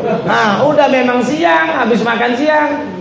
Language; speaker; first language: Indonesian; native; Indonesian